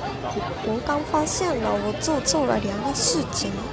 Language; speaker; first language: Chinese; non-native, learner; Japanese